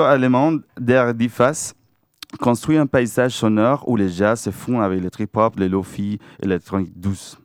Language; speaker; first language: French; non-native, fluent; Spanish